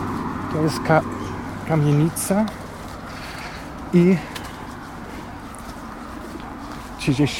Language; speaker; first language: Polish; non-native, fluent; German